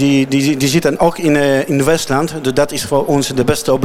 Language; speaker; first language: Dutch; non-native, learner; Polish